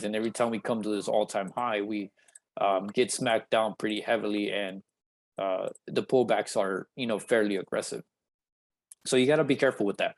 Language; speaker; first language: English; native; English